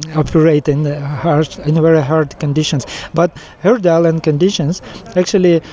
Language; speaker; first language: English; non-native, fluent; Ukrainian